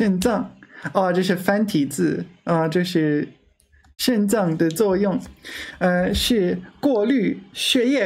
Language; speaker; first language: Chinese; non-native, learner; English